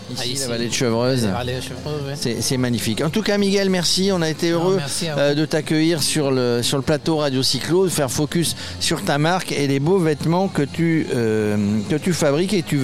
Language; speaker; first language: French; native; French